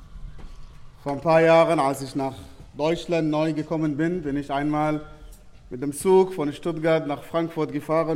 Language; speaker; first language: German; non-native, fluent; Arabic